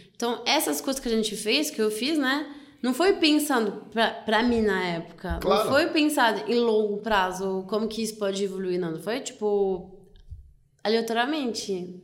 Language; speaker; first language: Portuguese; non-native, fluent; French